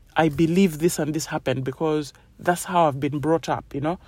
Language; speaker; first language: English; non-native, local second language; Ganda